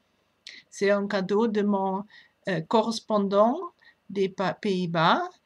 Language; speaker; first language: French; non-native, fluent; German